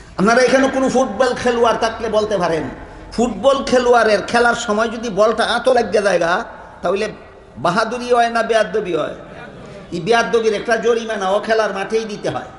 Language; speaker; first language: Bangla; native; Bangla